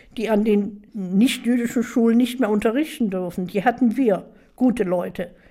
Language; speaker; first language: German; native; German